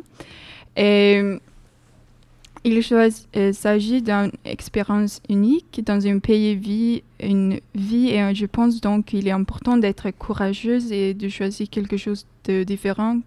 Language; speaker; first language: French; non-native, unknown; Swedish